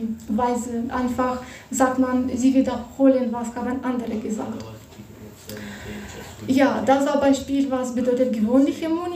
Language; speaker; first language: German; non-native, fluent; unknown